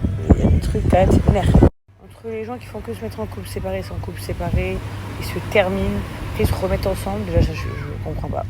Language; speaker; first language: French; early bilingual, other home language; English